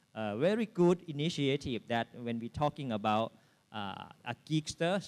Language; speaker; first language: English; non-native, fluent; Thai